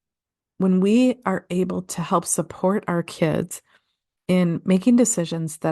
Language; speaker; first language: English; native; English